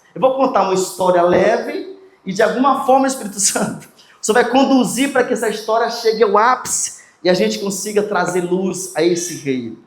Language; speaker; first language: Portuguese; native; Portuguese